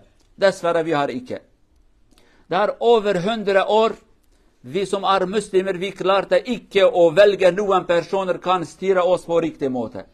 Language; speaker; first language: Norwegian; non-native, fluent; Kurdish